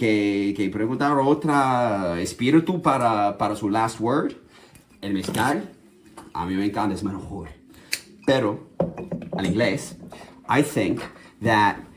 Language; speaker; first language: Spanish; non-native, learner; English